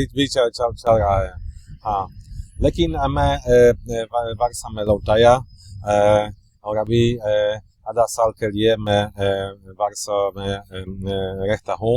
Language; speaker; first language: Hindi; non-native, learner; Polish